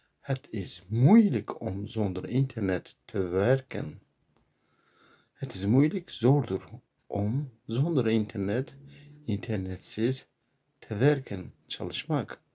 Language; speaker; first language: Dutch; non-native, learner; Turkish